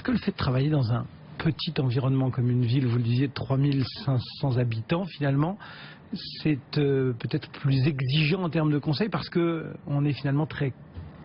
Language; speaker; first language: French; native; French